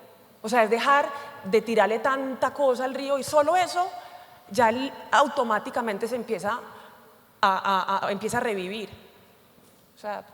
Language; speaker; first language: Spanish; native; Spanish